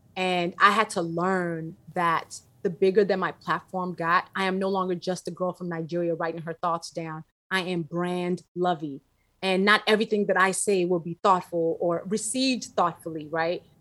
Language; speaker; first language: English; early bilingual, other home language; Yoruba